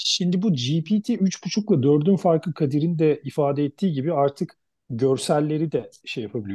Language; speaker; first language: Turkish; native; Turkish